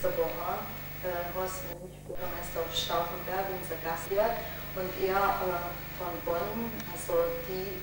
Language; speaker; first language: German; non-native, local second language; Hungarian